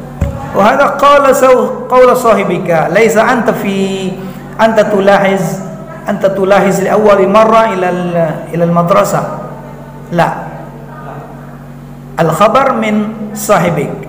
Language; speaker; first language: Arabic; non-native, fluent; Indonesian